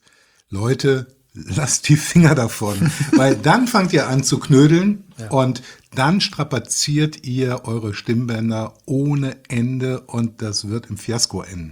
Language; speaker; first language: German; native; German